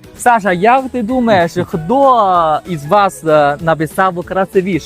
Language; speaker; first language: Ukrainian; non-native, fluent; Chinese